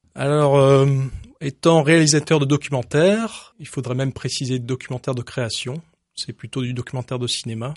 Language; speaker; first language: French; early bilingual, heritage; English